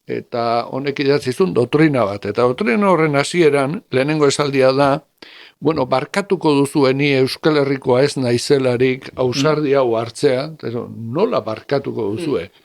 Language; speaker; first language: Basque; native; Basque